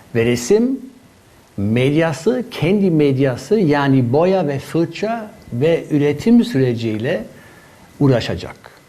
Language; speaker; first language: Turkish; non-native, fluent; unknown